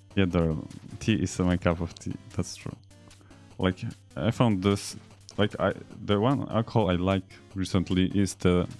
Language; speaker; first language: English; non-native, fluent; Polish